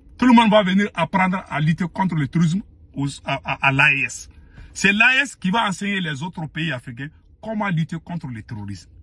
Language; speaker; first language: French; non-native, local second language; Bambara